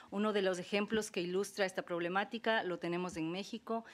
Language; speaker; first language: Spanish; native; Spanish